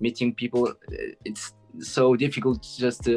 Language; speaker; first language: English; non-native, learner; Spanish